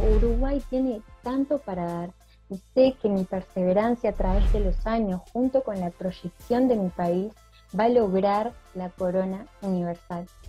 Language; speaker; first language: Spanish; native; Spanish